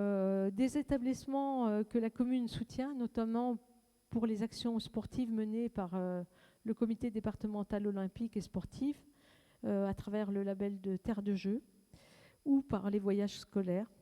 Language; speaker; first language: French; native; French